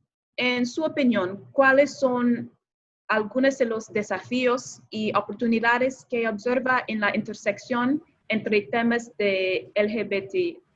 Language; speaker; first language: Spanish; non-native, fluent; English